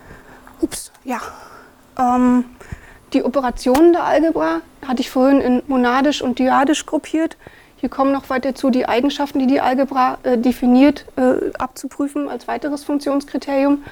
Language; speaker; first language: German; native; German